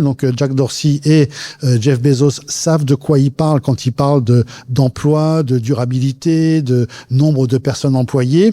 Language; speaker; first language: French; native; French